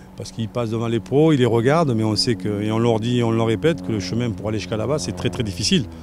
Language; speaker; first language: French; native; French